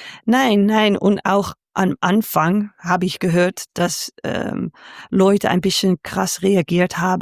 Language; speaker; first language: German; non-native, fluent; Dutch